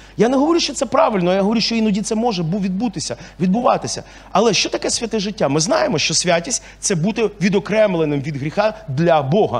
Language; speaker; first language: Ukrainian; non-native, local second language; Russian